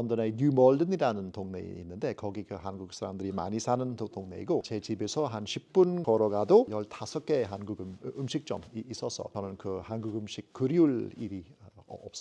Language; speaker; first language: Korean; non-native, fluent; English